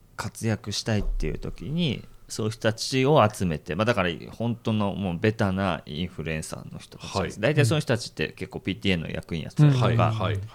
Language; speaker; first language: Japanese; native; Japanese